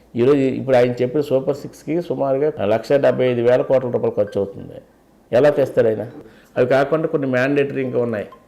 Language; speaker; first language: Telugu; native; Telugu